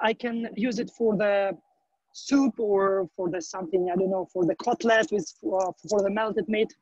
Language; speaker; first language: English; non-native, learner; Ukrainian